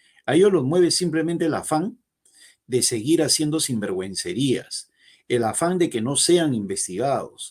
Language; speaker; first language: Spanish; native; Spanish